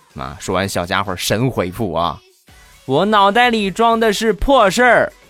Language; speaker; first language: Chinese; native; Chinese